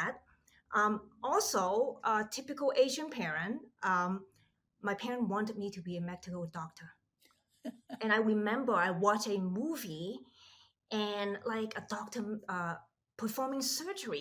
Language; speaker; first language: English; non-native, local second language; Cantonese